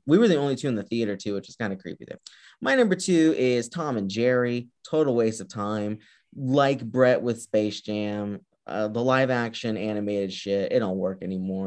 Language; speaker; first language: English; early bilingual, other home language; Spanish